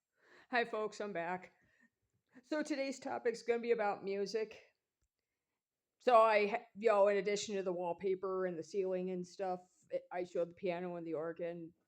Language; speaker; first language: English; native; English